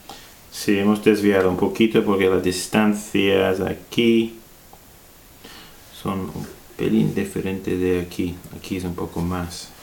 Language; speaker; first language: Spanish; non-native, fluent; English